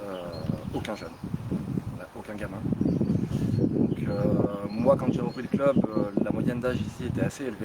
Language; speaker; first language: French; native; French